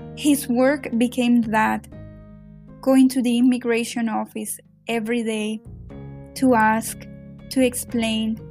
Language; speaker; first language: English; non-native, fluent; Spanish